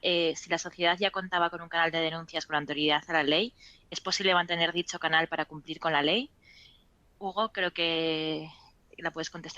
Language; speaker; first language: Spanish; native; Spanish